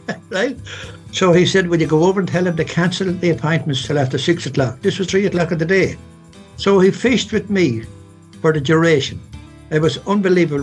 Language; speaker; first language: English; native; English